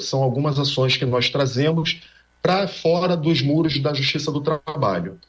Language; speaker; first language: Portuguese; native; Portuguese